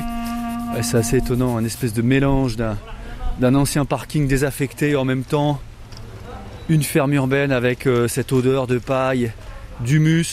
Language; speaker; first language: French; native; French